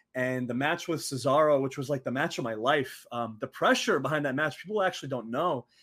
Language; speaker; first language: English; early bilingual, other home language; Arabic